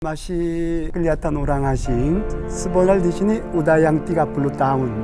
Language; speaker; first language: Indonesian; non-native, learner; Korean